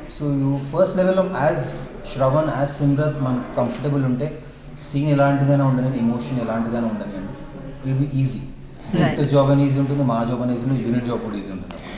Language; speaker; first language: Telugu; native; Telugu